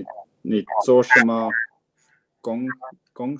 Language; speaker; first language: Chinese; non-native, learner; English